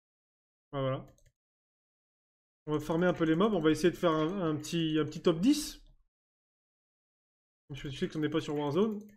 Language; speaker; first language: French; native; French